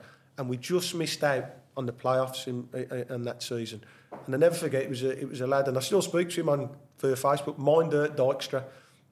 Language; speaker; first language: English; native; English